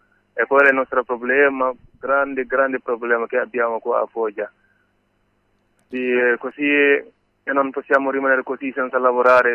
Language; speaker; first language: Italian; non-native, learner; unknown